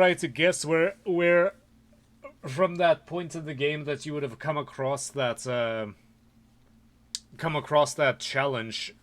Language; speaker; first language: English; native; English